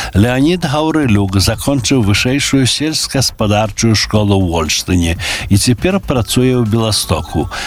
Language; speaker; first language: Ukrainian; native; Ukrainian